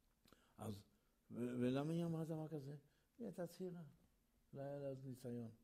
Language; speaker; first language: Hebrew; early bilingual, other home language; Yiddish